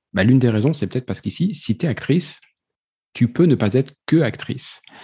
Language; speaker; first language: French; native; French